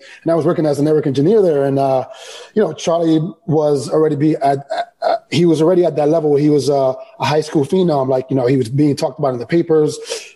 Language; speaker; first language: English; early bilingual, other home language; Spanish